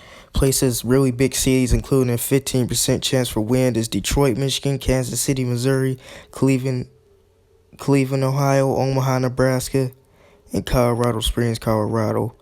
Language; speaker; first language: English; native; English